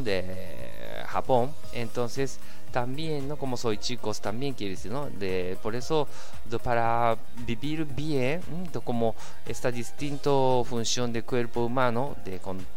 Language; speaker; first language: Spanish; non-native, learner; Japanese